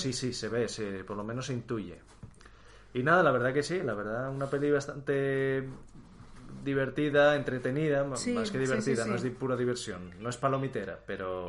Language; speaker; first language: Spanish; native; Spanish